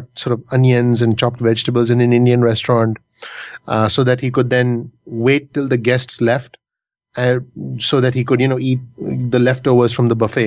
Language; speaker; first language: English; non-native, local second language; Hindi